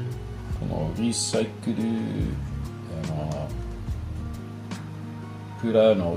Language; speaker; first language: Japanese; non-native, learner; English